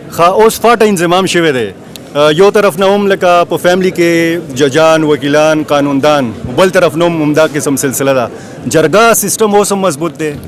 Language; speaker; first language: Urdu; non-native, local second language; Pashto